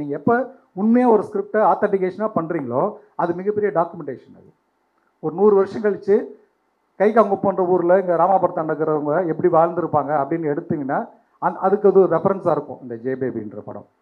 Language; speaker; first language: Tamil; native; Tamil